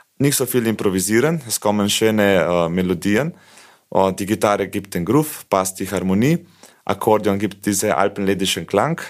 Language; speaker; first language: German; non-native, fluent; Slovenian